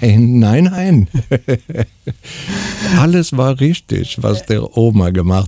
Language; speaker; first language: German; non-native, learner; Swedish